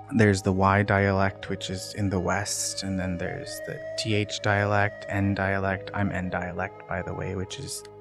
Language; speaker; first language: English; native; English